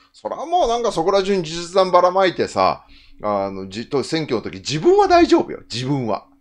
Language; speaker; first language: Japanese; native; Japanese